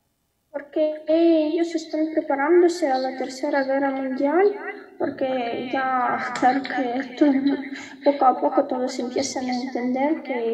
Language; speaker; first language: Spanish; non-native, fluent; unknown